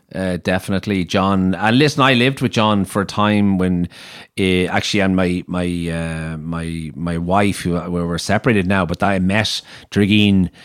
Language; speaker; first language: English; native; English